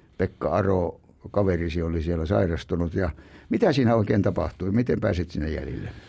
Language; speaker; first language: Finnish; native; Finnish